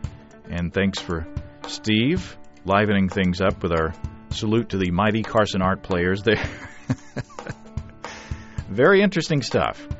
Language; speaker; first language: English; native; English